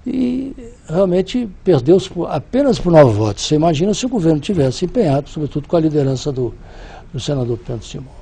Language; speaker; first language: Portuguese; native; Portuguese